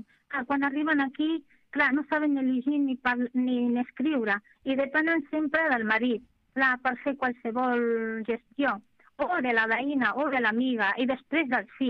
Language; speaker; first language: Catalan; non-native, fluent; Arabic